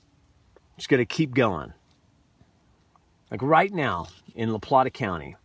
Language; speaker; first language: English; native; English